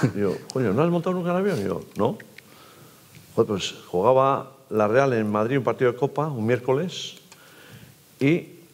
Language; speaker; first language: Spanish; native; Spanish